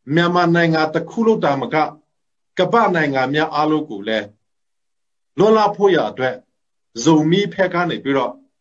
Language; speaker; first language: Burmese; non-native, local second language; Hakha Chin